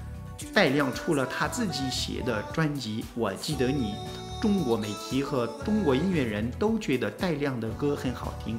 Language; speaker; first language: Chinese; non-native, fluent; French